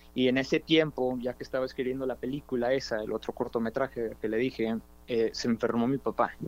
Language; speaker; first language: Spanish; early bilingual, heritage; Spanish